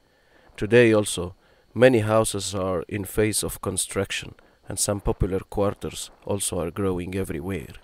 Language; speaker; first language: English; non-native, fluent; Arabic